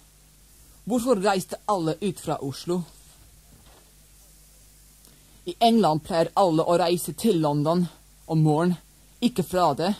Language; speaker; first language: Norwegian; non-native, learner; English